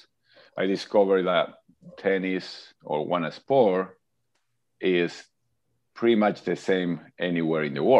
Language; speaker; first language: English; non-native, fluent; Spanish